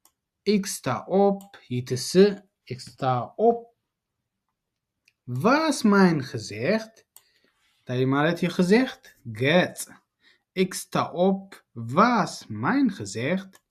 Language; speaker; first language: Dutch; non-native, learner; Tigrinya